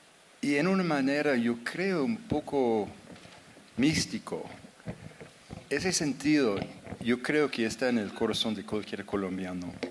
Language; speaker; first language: Spanish; non-native, fluent; English